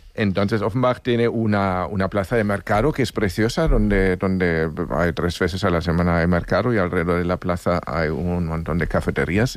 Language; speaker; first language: Spanish; non-native, fluent; German